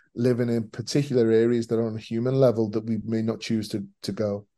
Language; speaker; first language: English; native; English